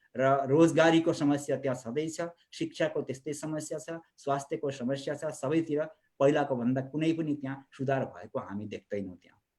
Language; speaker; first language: Nepali; native; Nepali